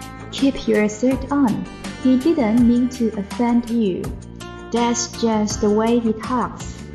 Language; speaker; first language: English; non-native, fluent; Chinese